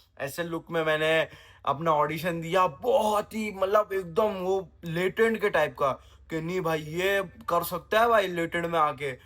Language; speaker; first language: Hindi; non-native, local second language; Gujarati